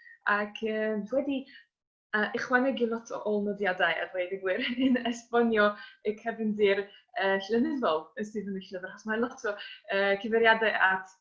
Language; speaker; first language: Welsh; non-native, fluent; Polish